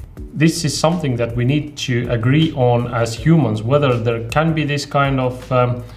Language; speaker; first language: English; non-native, fluent; Estonian